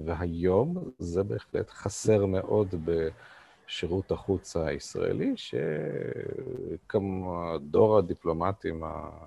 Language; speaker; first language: Hebrew; non-native, fluent; Russian